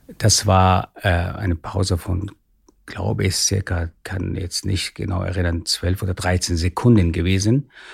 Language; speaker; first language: German; non-native, fluent; Persian